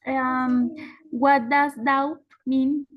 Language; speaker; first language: English; non-native, learner; Spanish